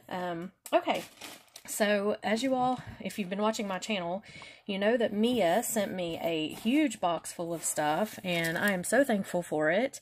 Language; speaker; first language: English; native; English